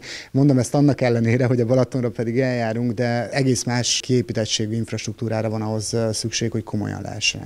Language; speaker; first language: Hungarian; native; Hungarian